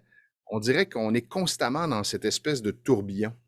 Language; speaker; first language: French; native; French